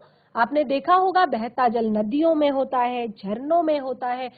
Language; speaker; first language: Hindi; native; Hindi